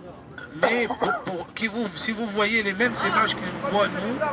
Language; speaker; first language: French; non-native, fluent; Arabic